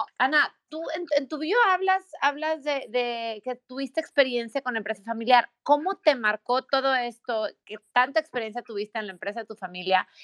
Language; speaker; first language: Spanish; native; Spanish